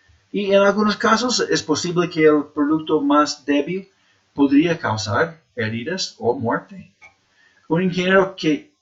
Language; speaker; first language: Spanish; non-native, fluent; English